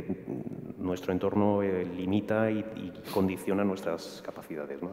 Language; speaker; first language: Spanish; native; Spanish